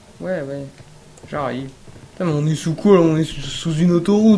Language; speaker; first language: French; native; French